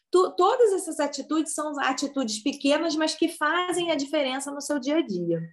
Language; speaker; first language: Portuguese; native; Portuguese